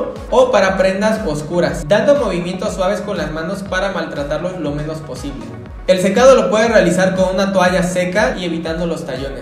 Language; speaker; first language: Spanish; native; Spanish